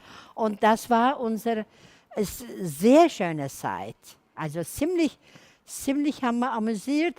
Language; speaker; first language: German; non-native, learner; Turkish